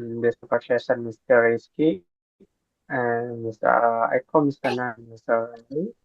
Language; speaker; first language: English; non-native, learner; Indonesian